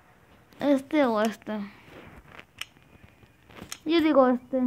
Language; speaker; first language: Spanish; early bilingual, heritage; Spanish